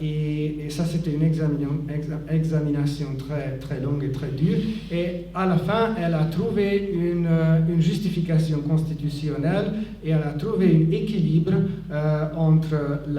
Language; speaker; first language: French; non-native, fluent; Hungarian